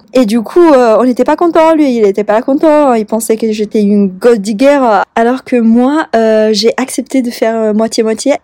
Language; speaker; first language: French; non-native, fluent; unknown